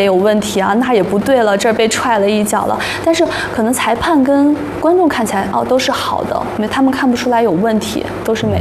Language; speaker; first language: Chinese; native; Chinese